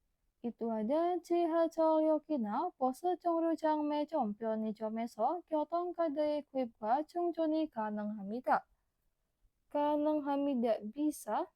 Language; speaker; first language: Korean; non-native, learner; Indonesian